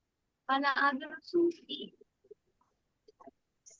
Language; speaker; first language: Arabic; non-native, learner; Bangla